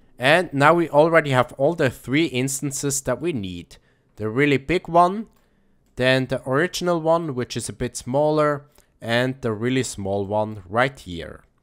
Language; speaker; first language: English; non-native, fluent; German